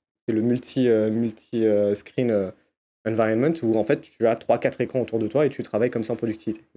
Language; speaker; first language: French; native; French